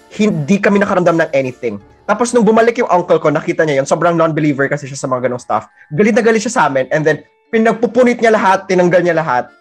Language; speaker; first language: Filipino; native; Filipino